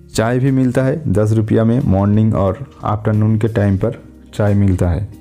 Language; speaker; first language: Hindi; non-native, local second language; Bangla